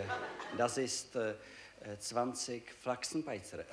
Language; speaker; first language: German; non-native, learner; Czech